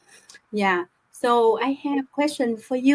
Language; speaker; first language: English; non-native, learner; Vietnamese